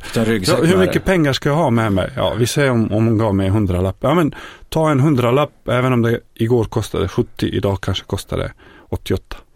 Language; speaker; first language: Swedish; non-native, fluent; Bosnian